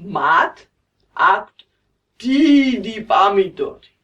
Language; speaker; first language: Georgian; non-native, learner; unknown